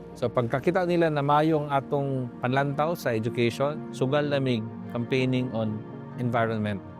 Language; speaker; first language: Cebuano; native; Cebuano